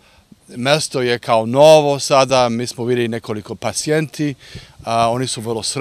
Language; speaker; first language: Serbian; early bilingual, heritage; Serbian